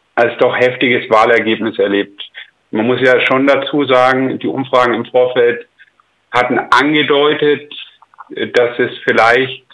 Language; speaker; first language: German; native; German